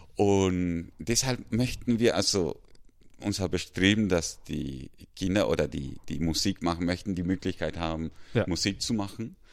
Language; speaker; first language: German; non-native, fluent; Spanish